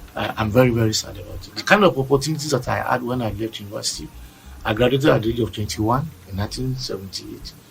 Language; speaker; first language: English; non-native, local second language; Yoruba